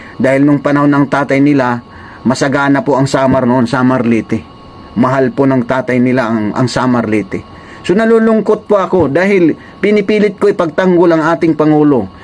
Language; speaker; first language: Filipino; non-native, local second language; Waray